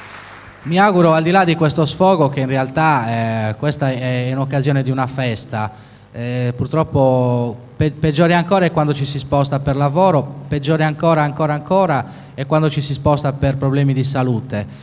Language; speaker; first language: Italian; native; Italian